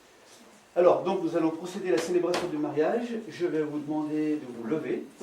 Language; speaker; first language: French; native; French